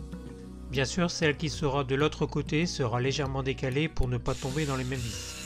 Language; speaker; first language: French; native; French